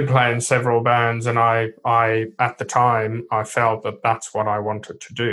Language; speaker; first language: English; non-native, local second language; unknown